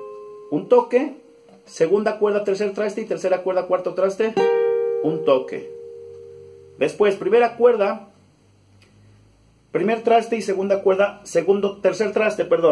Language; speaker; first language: Spanish; native; Spanish